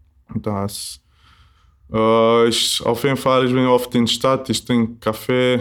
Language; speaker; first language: German; non-native, learner; Bosnian